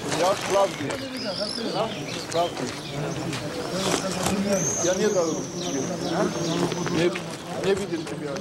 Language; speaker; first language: Russian; non-native, learner; French